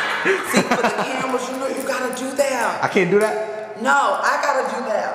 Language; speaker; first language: English; native; English